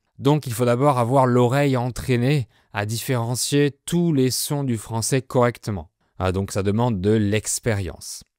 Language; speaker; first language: French; native; French